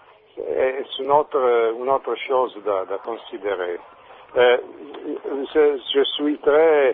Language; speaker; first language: French; non-native, learner; Italian